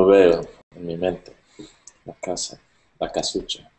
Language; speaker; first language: Spanish; non-native, learner; English